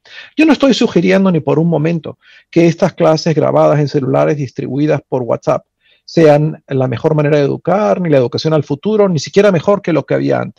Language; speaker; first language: Spanish; native; Spanish